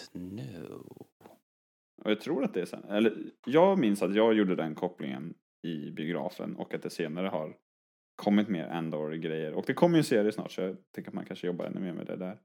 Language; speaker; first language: Swedish; native; Swedish